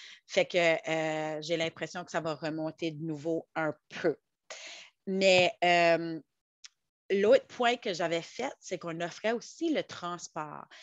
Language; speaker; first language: French; native; French